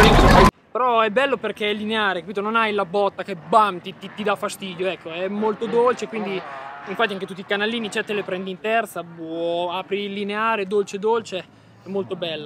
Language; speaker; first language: Italian; native; Italian